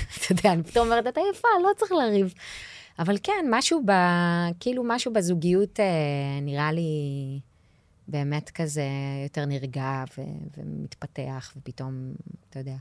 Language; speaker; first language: Hebrew; native; Hebrew